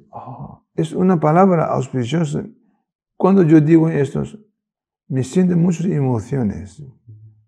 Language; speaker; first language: Spanish; non-native, learner; Tibetan